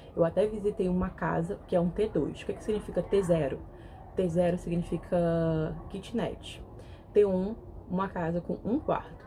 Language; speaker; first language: Portuguese; native; Portuguese